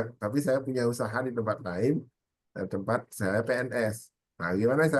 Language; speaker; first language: Indonesian; native; Indonesian